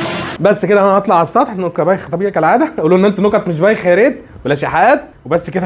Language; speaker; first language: Arabic; native; Arabic